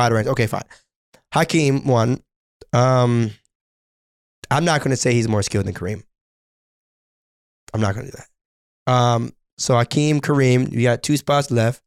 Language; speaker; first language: English; native; English